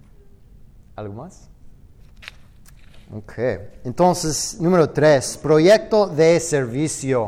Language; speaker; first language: Spanish; non-native, fluent; English